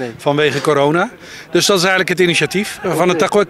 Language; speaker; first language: Dutch; native; Dutch